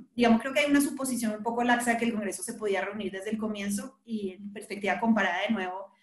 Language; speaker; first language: Spanish; native; Spanish